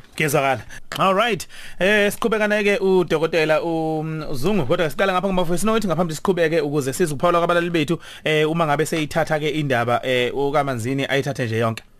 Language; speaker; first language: Zulu; native; Zulu